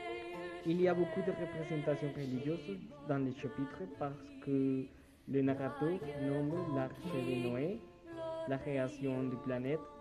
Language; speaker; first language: French; non-native, learner; Spanish